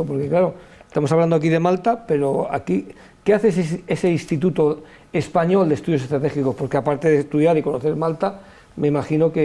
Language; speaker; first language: Spanish; native; Spanish